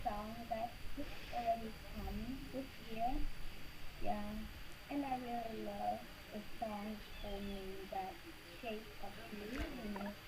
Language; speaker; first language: English; non-native, learner; Vietnamese